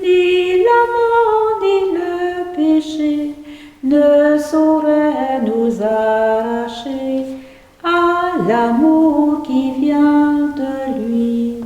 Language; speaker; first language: French; native; French